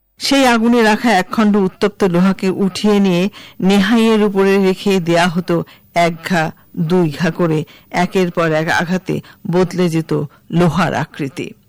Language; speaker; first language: Bangla; native; Bangla